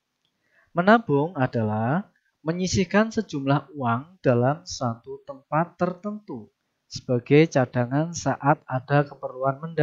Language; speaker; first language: Indonesian; native; Indonesian